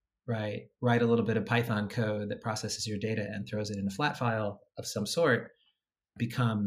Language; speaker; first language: English; native; English